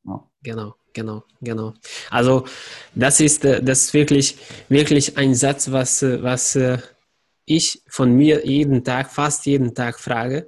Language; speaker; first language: German; non-native, fluent; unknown